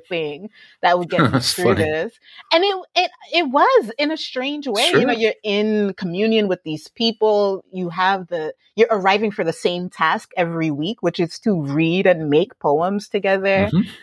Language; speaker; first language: English; native; English